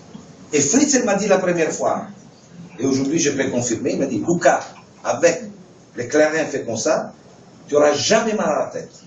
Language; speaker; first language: French; non-native, fluent; Italian